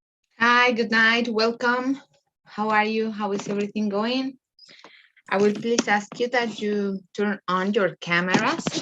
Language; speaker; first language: English; non-native, fluent; Spanish